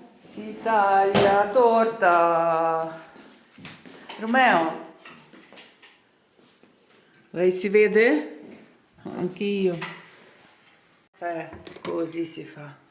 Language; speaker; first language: Italian; non-native, learner; Ukrainian